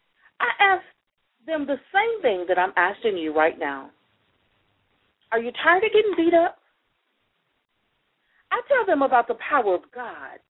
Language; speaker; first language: English; native; English